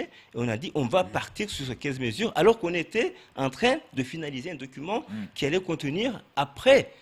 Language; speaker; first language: French; native; French